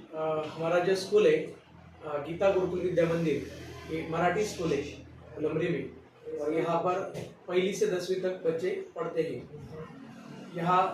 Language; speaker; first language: Hindi; non-native, local second language; Marathi